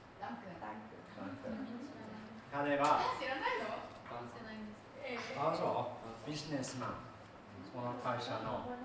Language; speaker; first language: Japanese; non-native, learner; English